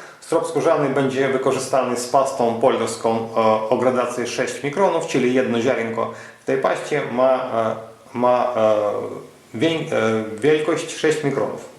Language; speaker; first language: Polish; non-native, fluent; Ukrainian